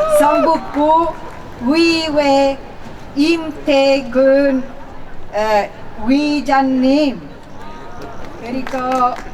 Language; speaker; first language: Korean; non-native, learner; Italian